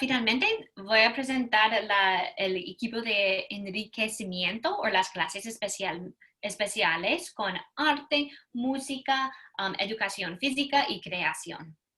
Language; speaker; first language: Spanish; non-native, fluent; English